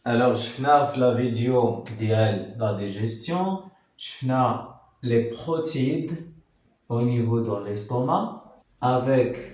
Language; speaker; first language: French; non-native, local second language; Arabic